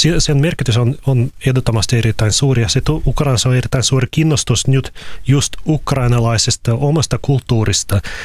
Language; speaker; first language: Finnish; non-native, fluent; Ukrainian